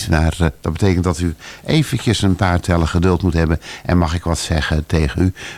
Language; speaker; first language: Dutch; native; Dutch